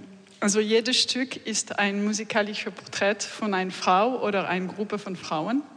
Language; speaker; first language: German; non-native, learner; French